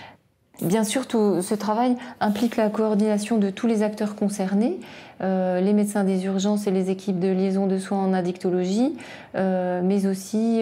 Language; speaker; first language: French; native; French